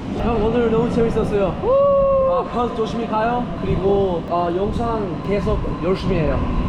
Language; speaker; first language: Korean; non-native, learner; English